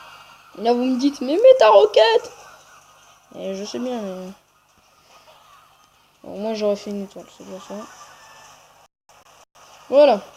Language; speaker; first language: French; native; French